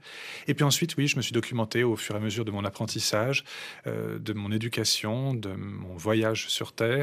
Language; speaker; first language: French; native; French